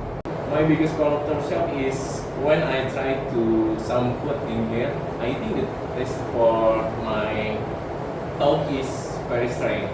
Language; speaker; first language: English; non-native, learner; Indonesian